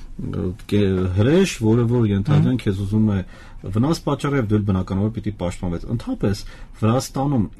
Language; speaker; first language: Armenian; native; Armenian